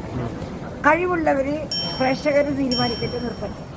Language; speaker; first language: Malayalam; native; Malayalam